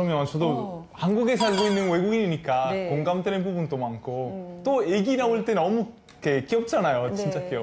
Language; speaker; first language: Korean; non-native, fluent; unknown